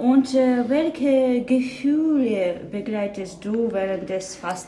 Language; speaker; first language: German; non-native, learner; Ukrainian